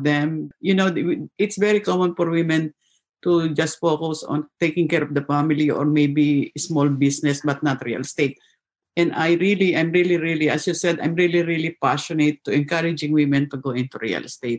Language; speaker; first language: English; non-native, local second language; Filipino